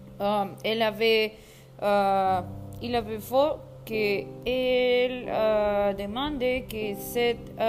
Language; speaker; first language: French; non-native, learner; Spanish